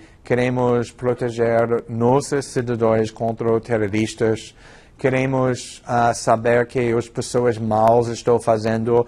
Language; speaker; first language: Portuguese; non-native, fluent; English